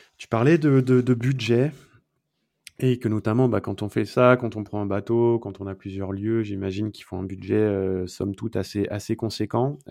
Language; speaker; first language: French; native; French